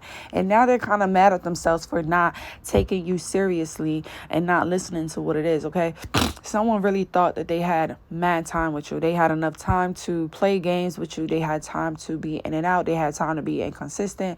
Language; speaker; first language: English; native; English